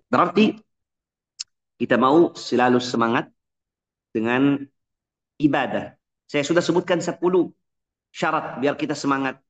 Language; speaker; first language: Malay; non-native, fluent; Arabic